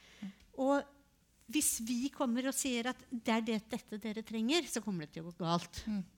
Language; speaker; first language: Norwegian; native; Norwegian